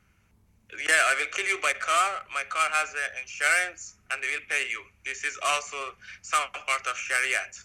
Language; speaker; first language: English; non-native, learner; Persian